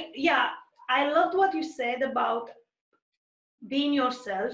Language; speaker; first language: English; non-native, fluent; Romanian